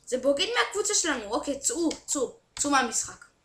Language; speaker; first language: Hebrew; native; Hebrew